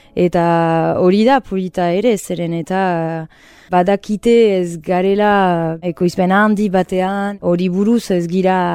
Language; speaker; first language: Basque; native; Basque